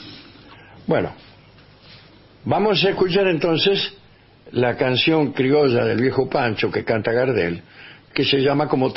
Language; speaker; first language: Spanish; native; Spanish